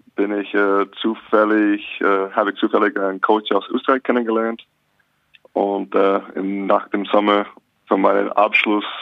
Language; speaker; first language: German; non-native, learner; English